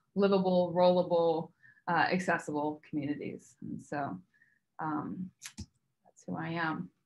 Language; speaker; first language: English; native; English